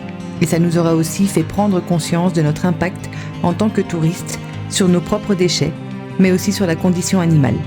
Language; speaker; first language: French; native; French